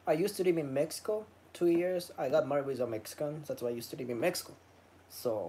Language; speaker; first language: English; non-native, learner; Japanese